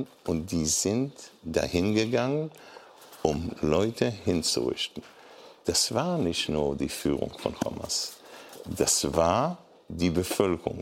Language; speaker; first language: German; non-native, fluent; Hebrew